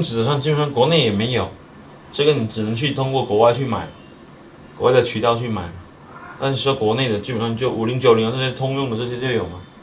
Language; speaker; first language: Chinese; native; Chinese